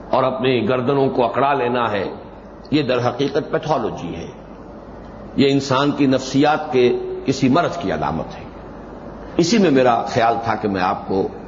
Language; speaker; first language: Urdu; native; Urdu